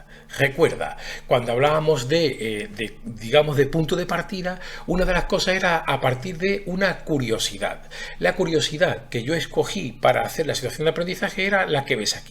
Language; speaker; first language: Spanish; native; Spanish